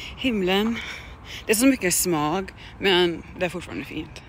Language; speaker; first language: Swedish; early bilingual, heritage; Swedish